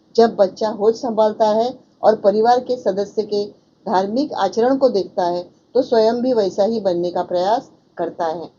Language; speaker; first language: Hindi; non-native, local second language; Marathi